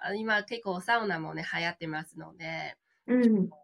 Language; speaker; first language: Japanese; non-native, fluent; Chinese